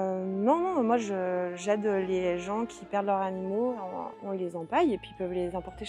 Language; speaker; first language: French; native; French